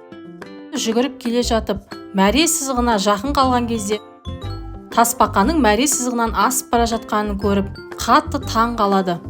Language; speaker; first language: Kazakh; native; Kazakh